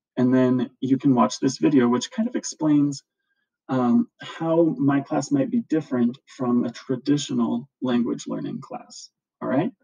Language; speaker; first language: English; native; English